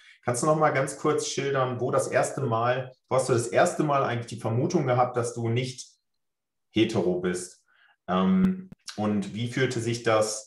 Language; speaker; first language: German; native; German